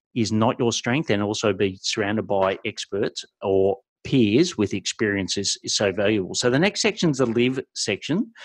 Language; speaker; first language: English; native; English